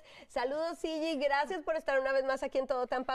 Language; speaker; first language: Spanish; native; Spanish